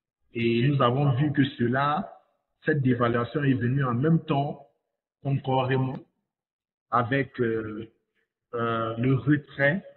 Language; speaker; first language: French; non-native, fluent; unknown